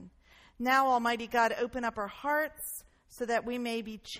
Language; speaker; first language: English; native; English